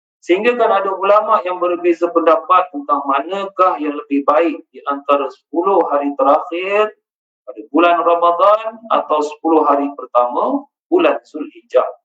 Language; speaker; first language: Malay; native; Malay